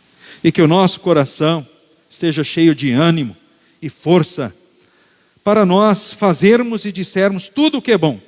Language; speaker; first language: Portuguese; native; Portuguese